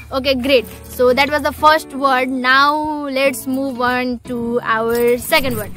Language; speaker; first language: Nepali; non-native, local second language; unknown